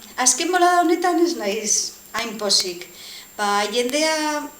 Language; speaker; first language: Basque; non-native, local second language; Spanish